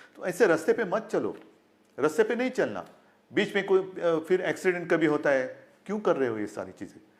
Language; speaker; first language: Hindi; non-native, local second language; Marathi